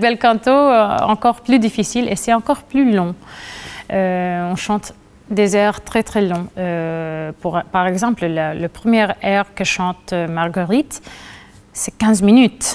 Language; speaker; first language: French; non-native, fluent; Spanish